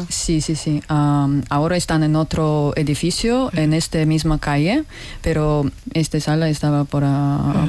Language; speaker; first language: Spanish; non-native, learner; Russian